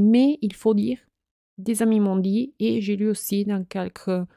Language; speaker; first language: French; non-native, fluent; Italian